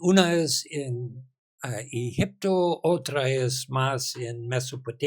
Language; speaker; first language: Spanish; non-native, learner; English